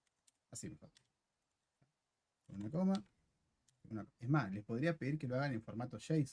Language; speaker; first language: Spanish; native; Spanish